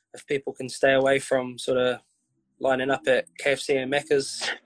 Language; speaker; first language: English; native; English